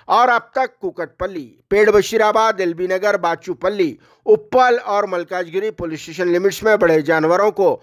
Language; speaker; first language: Hindi; non-native, local second language; Urdu